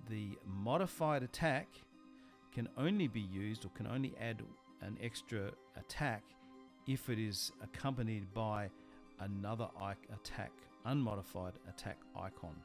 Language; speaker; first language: English; native; English